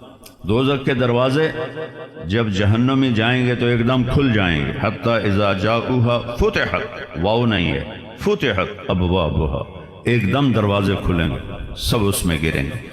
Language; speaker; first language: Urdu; non-native, local second language; Punjabi